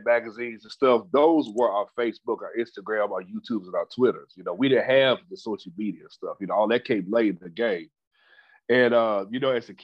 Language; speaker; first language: English; native; English